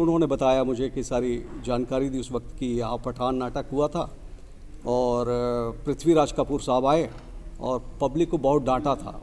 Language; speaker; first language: Hindi; native; Hindi